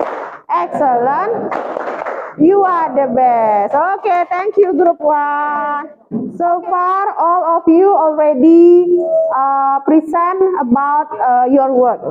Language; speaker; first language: English; non-native, fluent; Indonesian